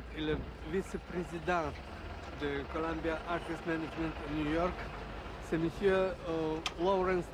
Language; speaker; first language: French; non-native, learner; Russian